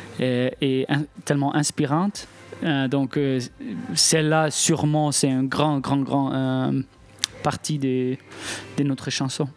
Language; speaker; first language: French; non-native, local second language; Italian